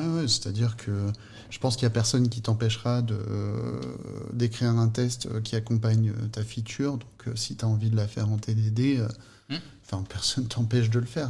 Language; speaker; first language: French; native; French